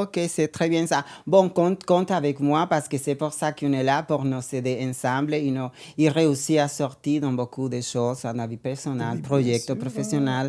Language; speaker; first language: French; non-native, learner; Spanish